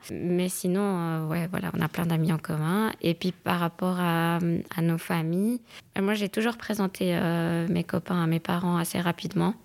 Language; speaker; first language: French; native; French